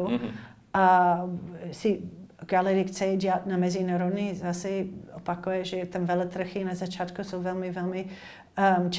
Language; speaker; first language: Czech; non-native, learner; English